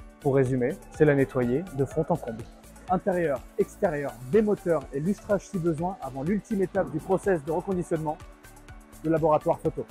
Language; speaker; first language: French; native; French